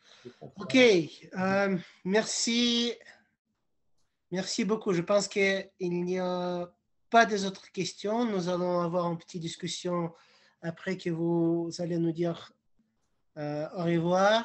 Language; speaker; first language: French; non-native, fluent; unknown